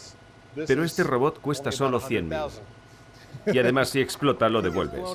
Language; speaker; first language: Spanish; native; Spanish